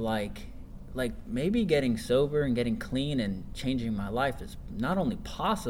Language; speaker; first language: English; native; English